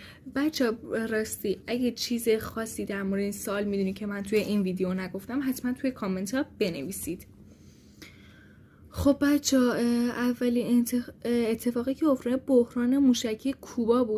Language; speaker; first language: Persian; native; Persian